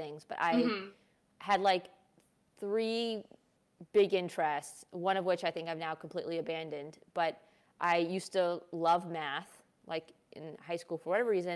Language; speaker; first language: English; early bilingual, other home language; Hindi